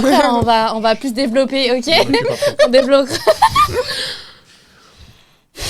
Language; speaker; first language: French; native; French